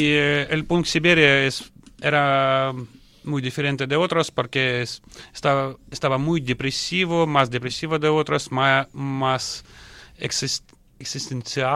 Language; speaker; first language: Spanish; non-native, learner; Russian